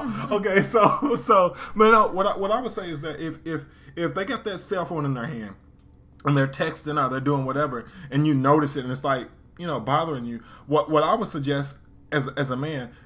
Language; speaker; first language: English; native; English